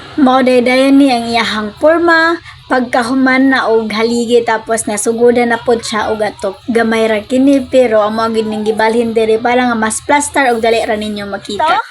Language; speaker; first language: Cebuano; non-native, local second language; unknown